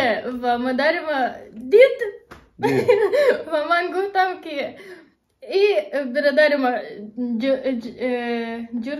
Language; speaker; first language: Persian; non-native, learner; German